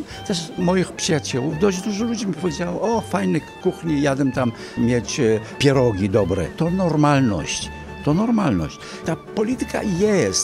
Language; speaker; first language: Polish; early bilingual, heritage; Polish